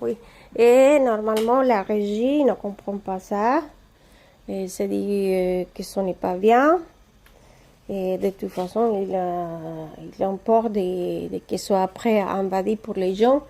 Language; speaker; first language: French; non-native, learner; Spanish